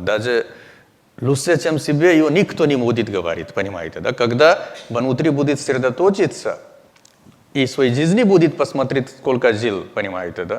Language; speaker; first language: Russian; non-native, learner; Hindi